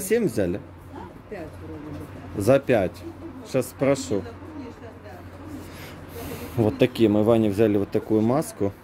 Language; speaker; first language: Russian; native; Russian